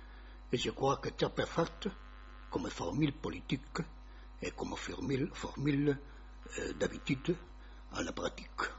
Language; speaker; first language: French; non-native, learner; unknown